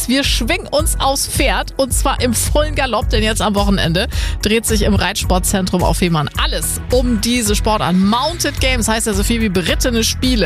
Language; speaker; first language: German; native; German